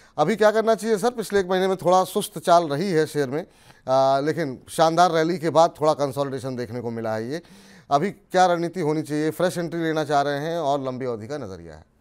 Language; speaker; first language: Hindi; native; Hindi